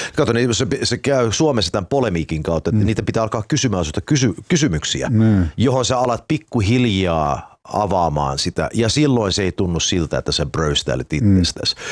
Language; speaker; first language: Finnish; early bilingual, heritage; Finnish